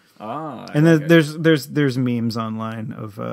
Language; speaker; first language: English; native; English